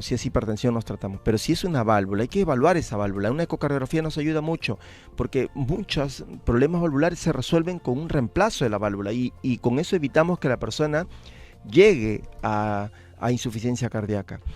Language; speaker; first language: Spanish; native; Spanish